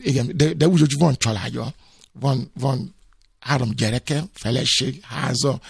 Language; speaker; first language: Hungarian; non-native, learner; Yoruba